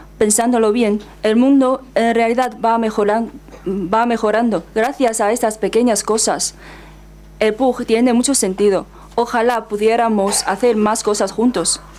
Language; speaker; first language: Spanish; non-native, fluent; Chinese